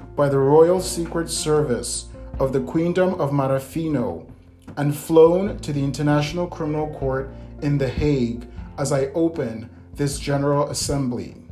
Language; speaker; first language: English; native; English